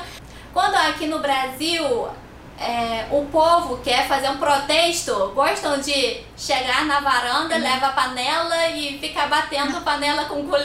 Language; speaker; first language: Portuguese; non-native, fluent; Chinese